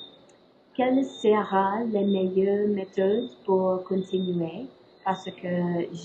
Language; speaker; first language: French; non-native, learner; English